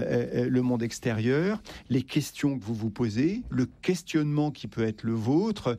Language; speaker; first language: French; native; French